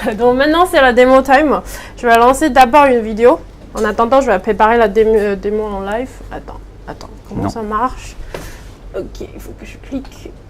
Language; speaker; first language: French; non-native, fluent; Chinese